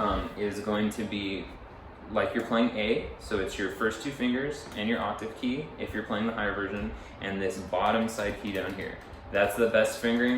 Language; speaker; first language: English; native; English